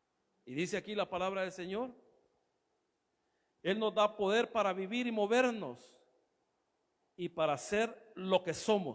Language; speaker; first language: Spanish; native; Spanish